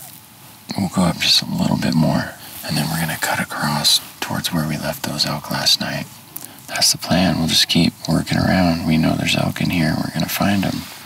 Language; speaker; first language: English; native; English